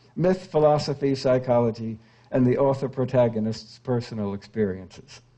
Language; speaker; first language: English; native; English